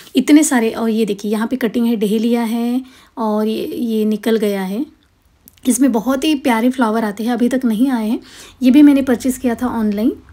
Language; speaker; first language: Hindi; non-native, local second language; Marathi